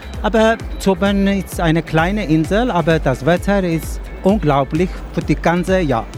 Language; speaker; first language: German; non-native, learner; Greek